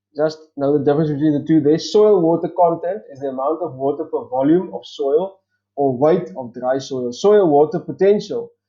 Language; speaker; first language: English; non-native, local second language; Afrikaans